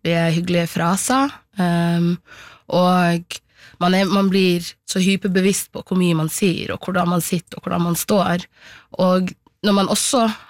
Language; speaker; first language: Norwegian; non-native, local second language; Somali